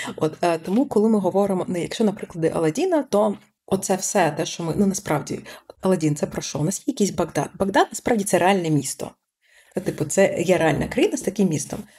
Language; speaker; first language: Ukrainian; early bilingual, other home language; Persian